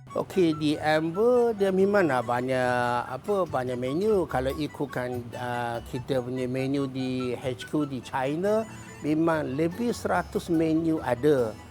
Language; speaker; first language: Malay; non-native, fluent; Chinese